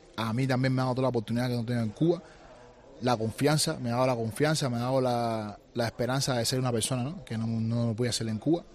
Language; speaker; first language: Spanish; native; Spanish